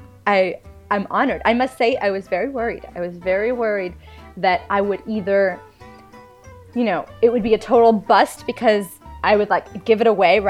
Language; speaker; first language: English; early bilingual, other home language; Tamil